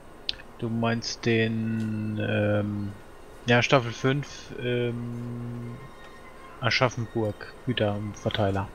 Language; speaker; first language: German; native; German